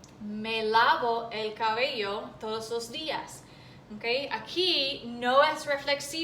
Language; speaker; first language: Spanish; non-native, fluent; English